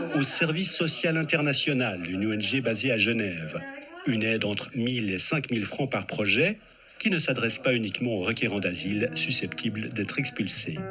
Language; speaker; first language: French; native; French